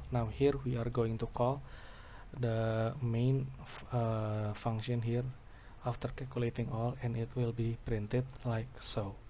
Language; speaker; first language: English; non-native, local second language; Indonesian